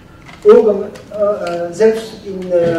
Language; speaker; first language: Dutch; non-native, local second language; French